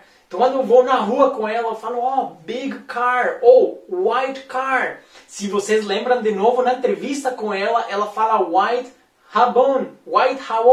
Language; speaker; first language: Portuguese; non-native, fluent; Spanish